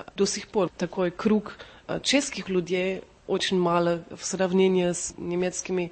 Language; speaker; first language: Russian; non-native, learner; German